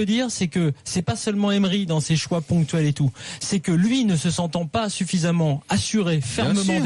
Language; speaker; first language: French; native; French